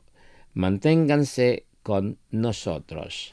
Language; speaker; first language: Spanish; non-native, learner; Indonesian